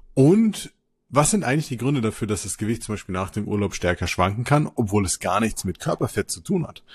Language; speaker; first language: German; native; German